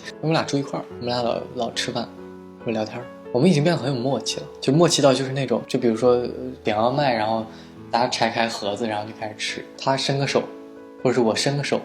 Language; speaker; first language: Chinese; native; Chinese